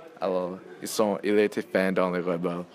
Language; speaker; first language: French; non-native, learner; English